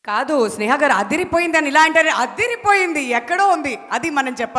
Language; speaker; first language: Telugu; native; Telugu